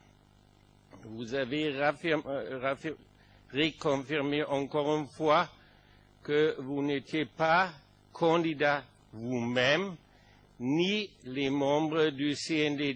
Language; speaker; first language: French; non-native, fluent; German